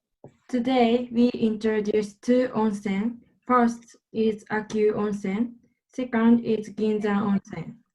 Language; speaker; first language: English; non-native, learner; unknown